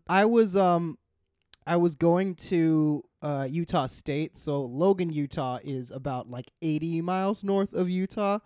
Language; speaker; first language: English; native; English